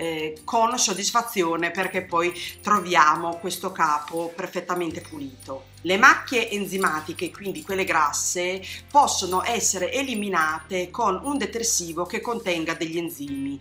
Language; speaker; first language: Italian; native; Italian